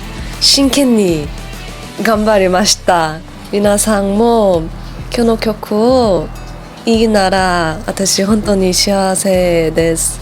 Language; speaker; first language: Japanese; non-native, learner; Korean